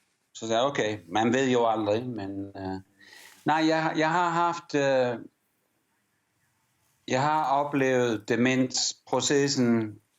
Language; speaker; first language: Danish; early bilingual, heritage; English